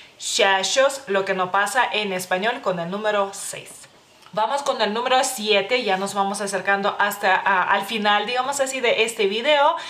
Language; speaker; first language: Spanish; non-native, fluent; Lithuanian